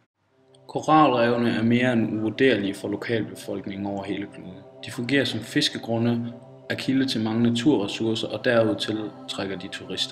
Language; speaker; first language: Danish; native; Danish